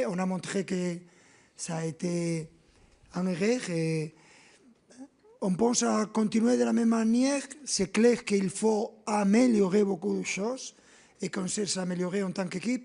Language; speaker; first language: French; non-native, fluent; Spanish